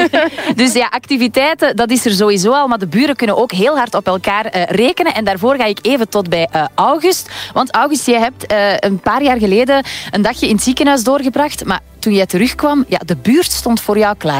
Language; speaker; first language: Dutch; native; Dutch